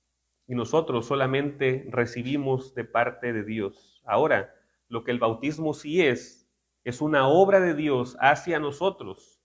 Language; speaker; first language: Spanish; native; Spanish